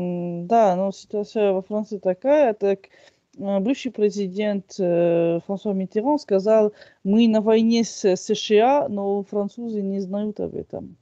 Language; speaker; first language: Russian; non-native, fluent; French